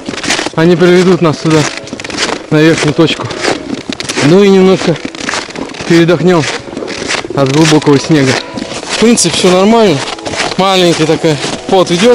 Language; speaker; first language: Russian; native; Russian